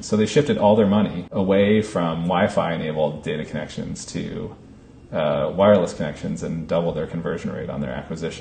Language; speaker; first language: English; native; English